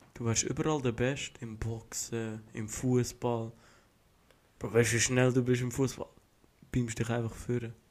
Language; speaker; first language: German; early bilingual, other home language; Albanian